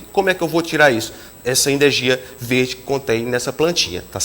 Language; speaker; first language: Portuguese; native; Portuguese